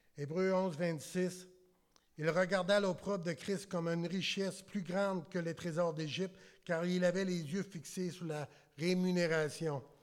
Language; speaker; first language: French; native; French